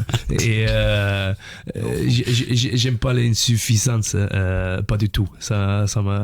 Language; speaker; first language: French; non-native, fluent; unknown